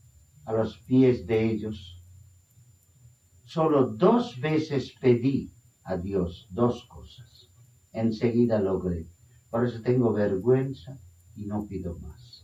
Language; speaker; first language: Spanish; non-native, fluent; Bangla